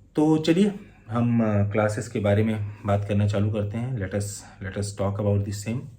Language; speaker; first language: Hindi; native; Hindi